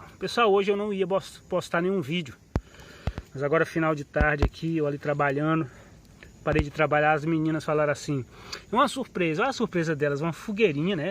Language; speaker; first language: Portuguese; native; Portuguese